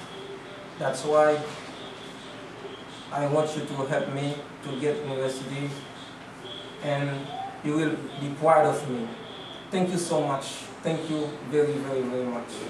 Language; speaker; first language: English; non-native, learner; Haitian Creole